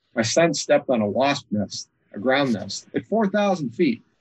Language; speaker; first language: English; native; English